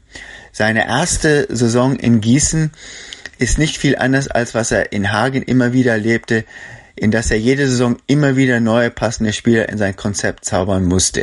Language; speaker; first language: German; native; German